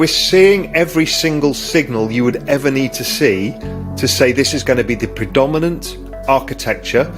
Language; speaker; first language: English; native; English